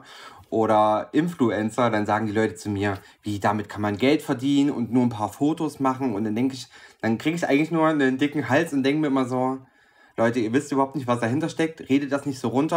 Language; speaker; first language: German; native; German